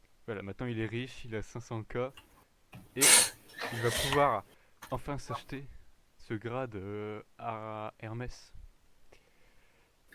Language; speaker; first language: French; native; French